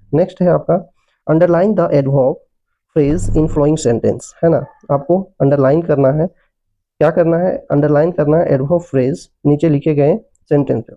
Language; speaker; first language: Hindi; native; Hindi